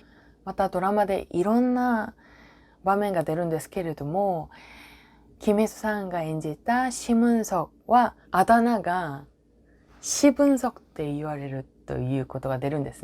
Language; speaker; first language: Japanese; non-native, fluent; Korean